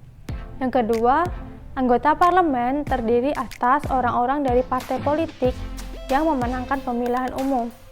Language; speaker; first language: Indonesian; native; Indonesian